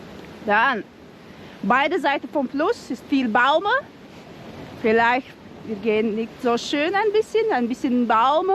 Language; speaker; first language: German; non-native, learner; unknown